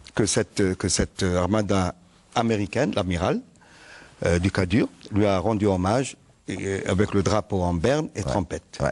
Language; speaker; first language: French; non-native, local second language; Arabic